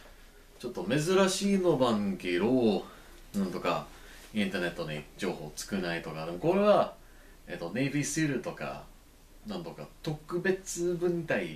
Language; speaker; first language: Japanese; non-native, learner; English